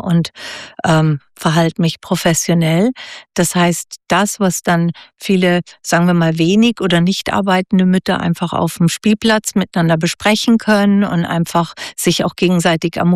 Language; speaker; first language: German; native; German